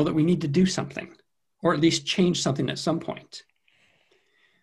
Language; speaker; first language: English; native; English